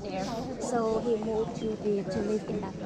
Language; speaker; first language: English; non-native, learner; Vietnamese